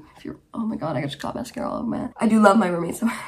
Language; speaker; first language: English; early bilingual, other home language; Romanian